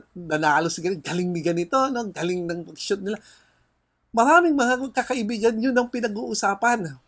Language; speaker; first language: Filipino; native; Filipino